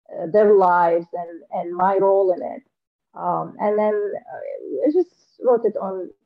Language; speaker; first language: English; non-native, fluent; Arabic